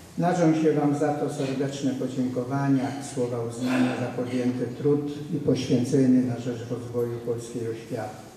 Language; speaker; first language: Polish; native; Polish